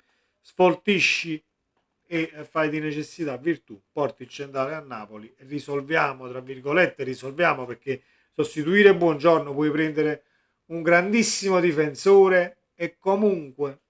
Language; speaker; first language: Italian; native; Italian